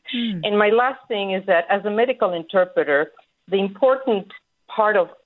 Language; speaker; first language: English; native; English